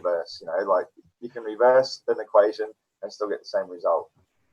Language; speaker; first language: English; native; English